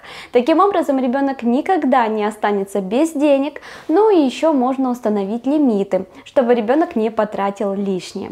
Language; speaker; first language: Russian; native; Russian